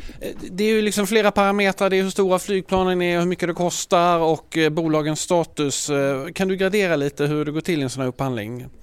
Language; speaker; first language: Swedish; native; Swedish